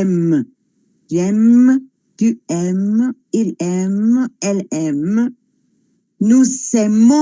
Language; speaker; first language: French; non-native, fluent; Spanish